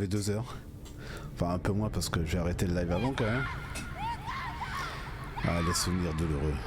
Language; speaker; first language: French; native; French